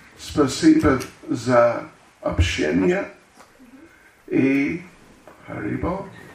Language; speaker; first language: Russian; non-native, learner; English